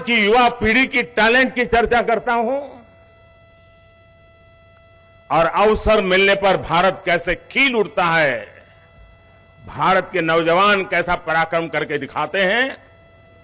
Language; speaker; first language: Hindi; non-native, local second language; Gujarati